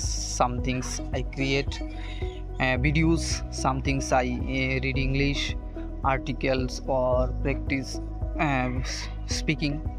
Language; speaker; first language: English; non-native, learner; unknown